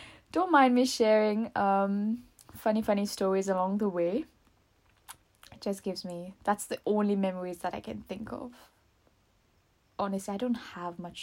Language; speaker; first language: English; non-native, fluent; Morisyen